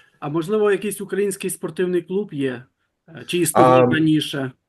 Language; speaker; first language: Ukrainian; native; Ukrainian